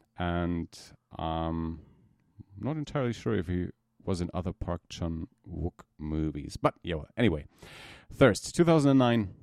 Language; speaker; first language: English; non-native, fluent; German